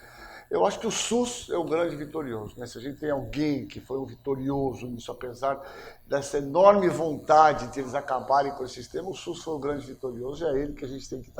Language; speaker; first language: Portuguese; native; Portuguese